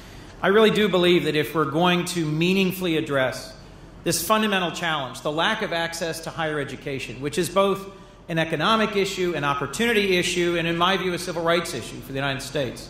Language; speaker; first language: English; native; English